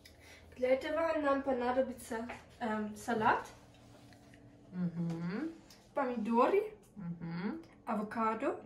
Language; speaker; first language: Russian; early bilingual, heritage; Russian